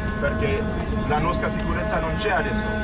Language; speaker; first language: Italian; non-native, fluent; Haitian Creole